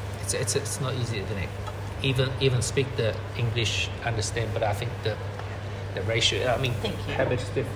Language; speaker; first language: English; non-native, learner; Chinese